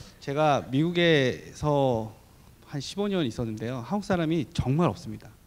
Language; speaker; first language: Korean; native; Korean